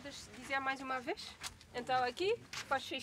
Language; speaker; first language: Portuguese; non-native, fluent; Dutch